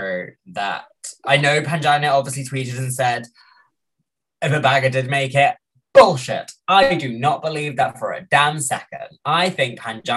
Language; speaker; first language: English; native; English